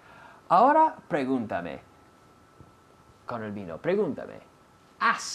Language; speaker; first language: Spanish; non-native, fluent; English